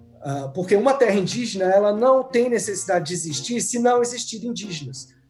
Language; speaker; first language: Portuguese; early bilingual, heritage; Portuguese